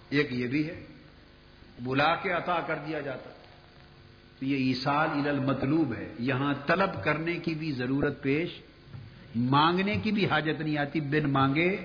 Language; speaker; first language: Urdu; non-native, local second language; Punjabi